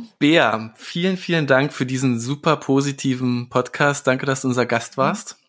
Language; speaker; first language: German; native; German